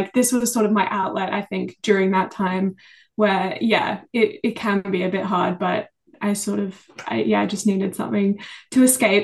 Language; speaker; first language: English; native; English